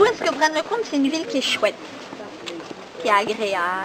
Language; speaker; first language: French; native; French